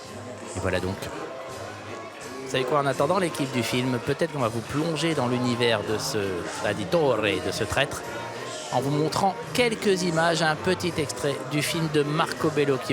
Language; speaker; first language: French; native; French